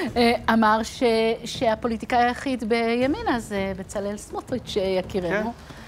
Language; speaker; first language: Hebrew; native; Hebrew